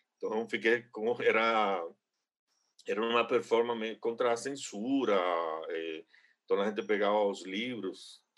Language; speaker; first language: Portuguese; non-native, fluent; Spanish